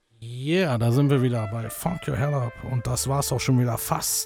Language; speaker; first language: German; native; German